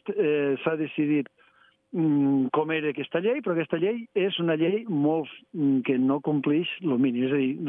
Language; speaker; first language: Catalan; native; Catalan